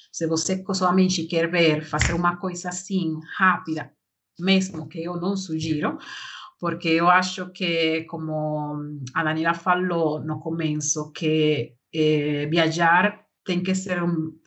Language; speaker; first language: Portuguese; non-native, learner; Spanish